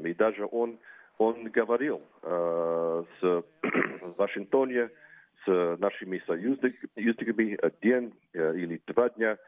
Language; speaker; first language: Russian; non-native, fluent; English